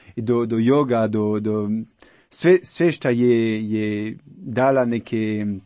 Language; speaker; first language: Croatian; non-native, learner; French